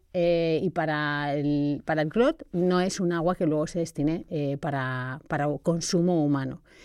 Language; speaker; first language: Spanish; native; Spanish